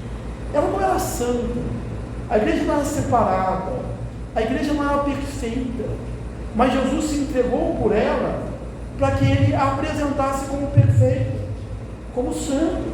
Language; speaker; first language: Portuguese; native; Portuguese